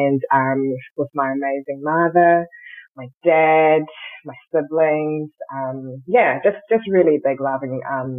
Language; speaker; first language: English; early bilingual, other home language; Shona